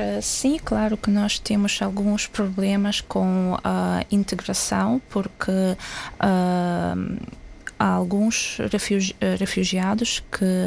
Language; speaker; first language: Portuguese; non-native, fluent; Ukrainian